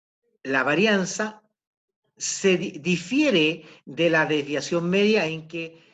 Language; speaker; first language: Spanish; native; Spanish